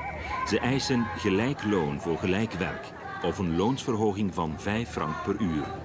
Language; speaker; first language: Dutch; native; Dutch